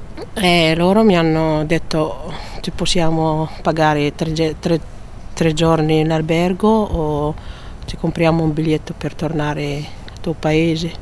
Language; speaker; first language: Italian; non-native, fluent; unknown